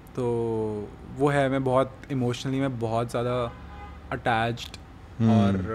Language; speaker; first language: Hindi; native; Hindi